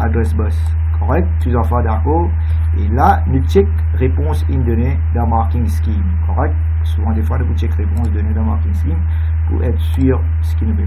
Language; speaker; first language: French; non-native, local second language; Morisyen